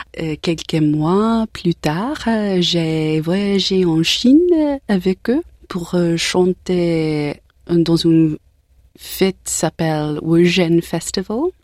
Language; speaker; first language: French; non-native, learner; English